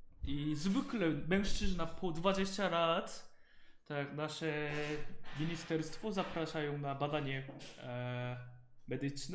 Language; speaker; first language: Polish; non-native, learner; Korean